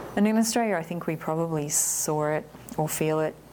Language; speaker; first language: English; native; English